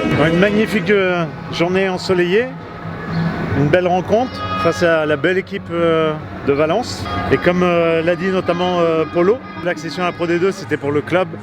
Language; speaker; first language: French; native; French